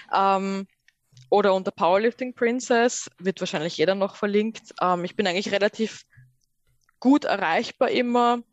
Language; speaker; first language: German; early bilingual, other home language; Persian